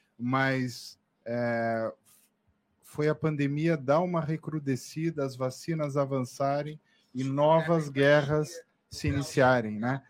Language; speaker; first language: Portuguese; native; Portuguese